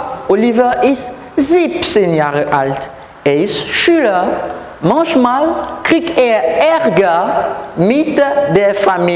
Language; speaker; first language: German; non-native, fluent; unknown